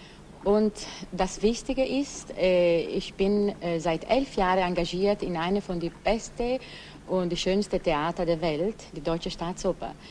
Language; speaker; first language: German; non-native, fluent; Italian